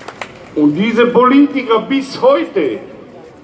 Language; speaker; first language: German; non-native, fluent; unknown